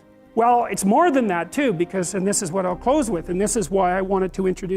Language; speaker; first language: English; native; English